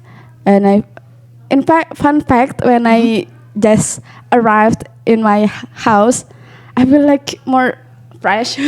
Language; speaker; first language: English; non-native, learner; Indonesian